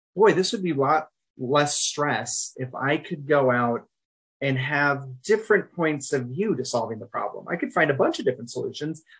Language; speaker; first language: English; early bilingual, other home language; Spanish